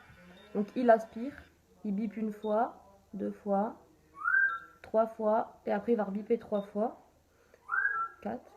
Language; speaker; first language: French; native; French